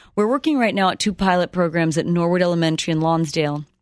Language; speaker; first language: English; early bilingual, other home language; Spanish